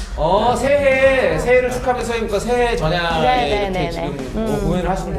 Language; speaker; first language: Korean; native; Korean